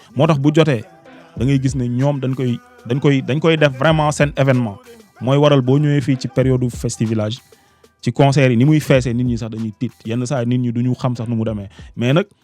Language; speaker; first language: Wolof; native; Wolof